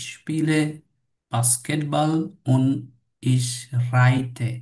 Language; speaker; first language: German; non-native, learner; Bangla